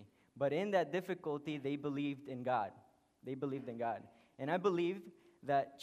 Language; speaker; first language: English; non-native, fluent; Spanish